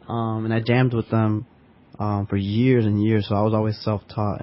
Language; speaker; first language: English; early bilingual, other home language; Spanish